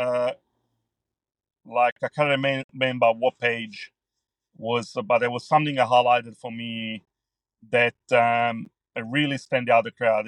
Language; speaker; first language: English; non-native, fluent; Italian